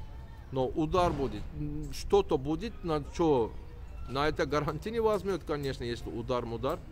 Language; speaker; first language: Russian; non-native, learner; Turkish